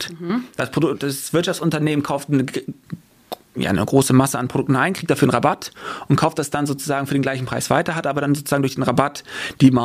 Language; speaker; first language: German; native; German